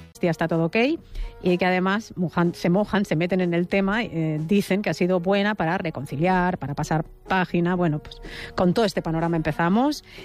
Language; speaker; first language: Spanish; native; Spanish